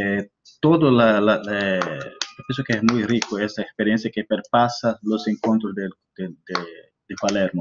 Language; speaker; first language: Spanish; non-native, learner; Portuguese